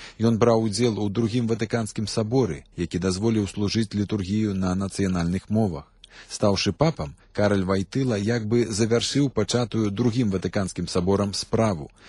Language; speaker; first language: Belarusian; native; Belarusian